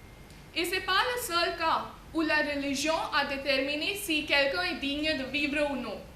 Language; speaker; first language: French; non-native, fluent; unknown